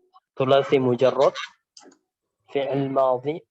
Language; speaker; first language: Arabic; non-native, learner; Indonesian